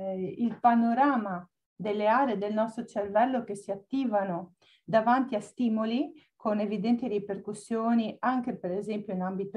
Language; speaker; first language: Italian; native; Italian